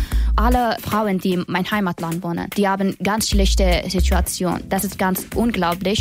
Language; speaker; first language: German; non-native, learner; Persian